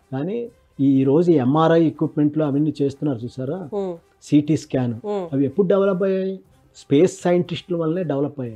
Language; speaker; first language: Telugu; native; Telugu